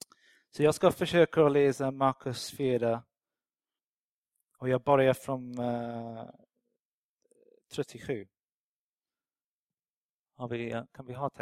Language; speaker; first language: Swedish; non-native, fluent; English